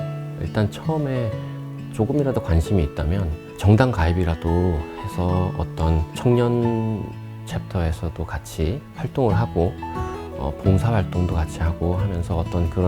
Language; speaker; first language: Korean; native; Korean